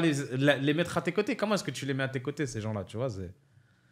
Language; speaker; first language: French; native; French